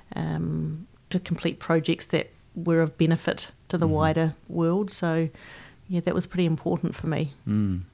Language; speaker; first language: English; native; English